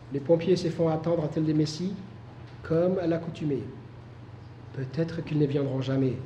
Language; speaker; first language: French; non-native, local second language; Somali